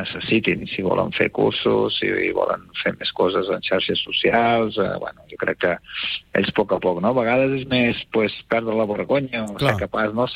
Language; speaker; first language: Catalan; native; Catalan